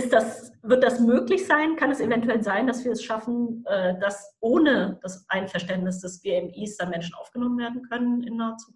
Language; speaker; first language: German; native; German